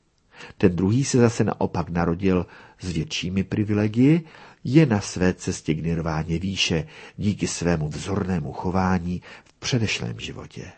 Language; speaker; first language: Czech; native; Czech